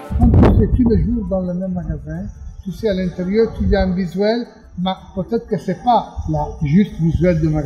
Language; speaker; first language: French; non-native, learner; Italian